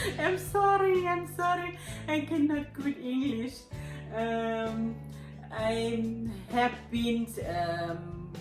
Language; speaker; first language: English; non-native, learner; Thai